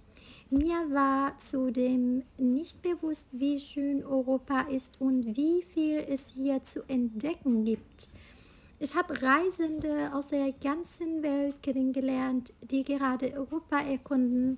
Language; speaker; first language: German; non-native, fluent; Arabic